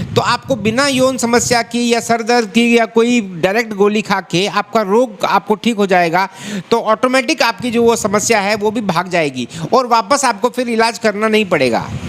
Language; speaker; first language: Hindi; native; Hindi